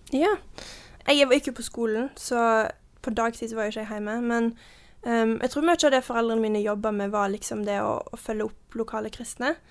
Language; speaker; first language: Norwegian; early bilingual, heritage; Norwegian